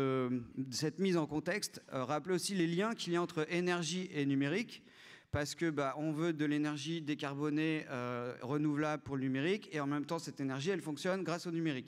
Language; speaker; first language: French; native; French